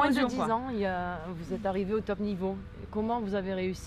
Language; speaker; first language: French; native; French